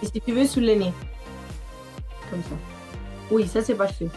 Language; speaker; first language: French; non-native, learner; Italian